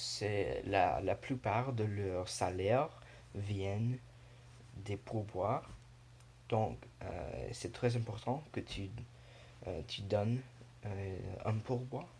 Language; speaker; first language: French; non-native, learner; English